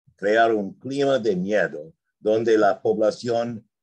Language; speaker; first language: Spanish; non-native, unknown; English